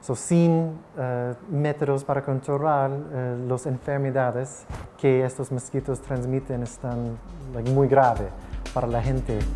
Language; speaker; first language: Spanish; non-native, fluent; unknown